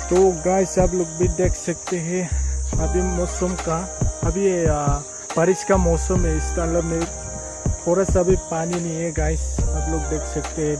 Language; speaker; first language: Hindi; non-native, local second language; Bodo